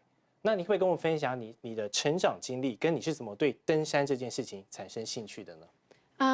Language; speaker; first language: Chinese; native; Chinese